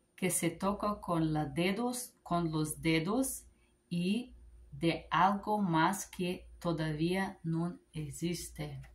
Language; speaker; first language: Spanish; non-native, learner; Macedonian